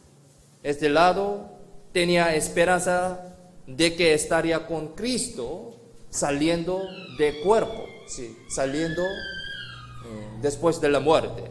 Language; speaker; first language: Spanish; non-native, fluent; Korean